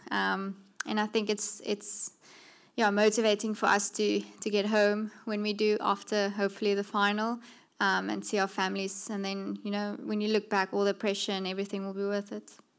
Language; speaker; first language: English; non-native, local second language; Afrikaans